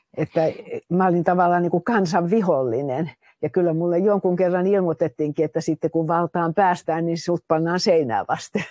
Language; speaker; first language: Finnish; native; Finnish